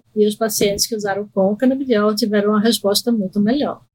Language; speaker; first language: Portuguese; early bilingual, other home language; Spanish